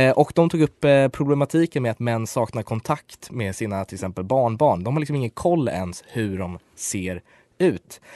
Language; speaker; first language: Swedish; native; Swedish